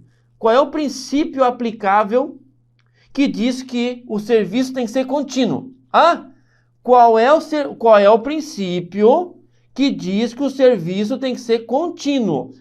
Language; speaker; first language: Portuguese; native; Portuguese